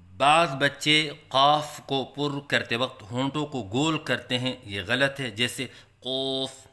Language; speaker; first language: Urdu; native; Urdu